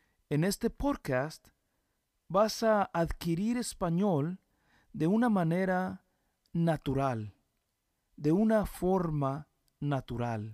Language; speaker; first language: Spanish; early bilingual, heritage; Spanish